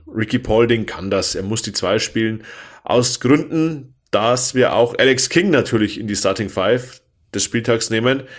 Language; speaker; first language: German; native; German